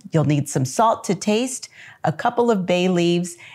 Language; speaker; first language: English; native; English